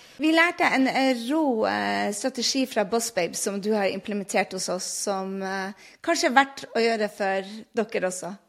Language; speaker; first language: Norwegian; native; Norwegian